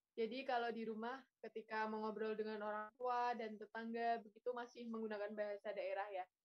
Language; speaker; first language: Indonesian; non-native, local second language; Javanese